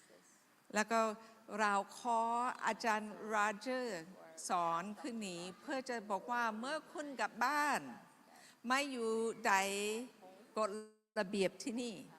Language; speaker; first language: Thai; non-native, fluent; English